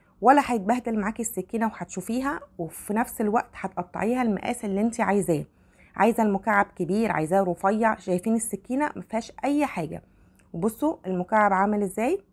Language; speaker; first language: Arabic; native; Arabic